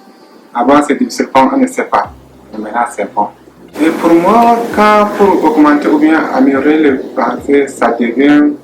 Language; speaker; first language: French; non-native, learner; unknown